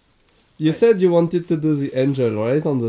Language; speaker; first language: English; non-native, fluent; French